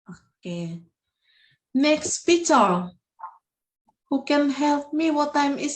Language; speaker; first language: English; non-native, fluent; Indonesian